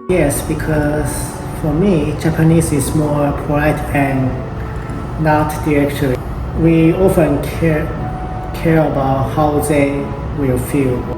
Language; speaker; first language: English; non-native, fluent; Japanese